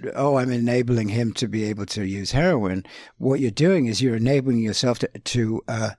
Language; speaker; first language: English; native; English